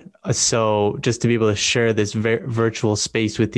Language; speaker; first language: English; native; English